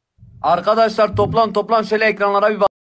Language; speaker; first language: Turkish; native; Turkish